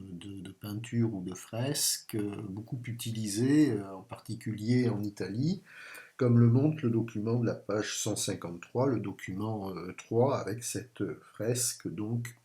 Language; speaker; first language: French; native; French